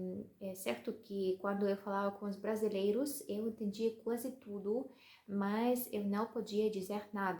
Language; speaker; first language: Portuguese; non-native, learner; Russian